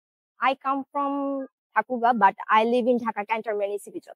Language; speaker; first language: English; non-native, learner; Bangla